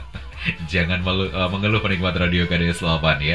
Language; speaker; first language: Indonesian; native; Indonesian